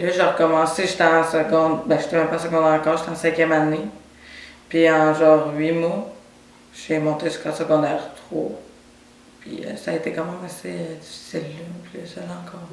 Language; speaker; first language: French; native; French